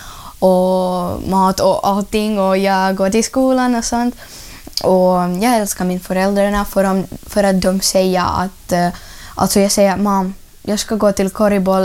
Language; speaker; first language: Swedish; non-native, learner; Ukrainian